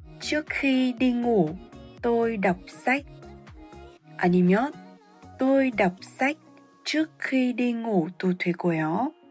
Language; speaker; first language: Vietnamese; non-native, fluent; Korean